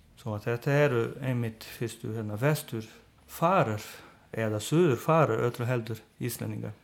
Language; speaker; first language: Icelandic; non-native, fluent; Portuguese